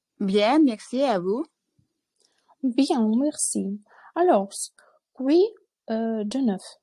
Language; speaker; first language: French; non-native, learner; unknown